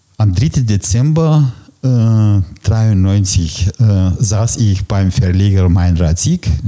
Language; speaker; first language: German; non-native, fluent; Russian